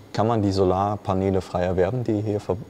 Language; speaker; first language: German; native; German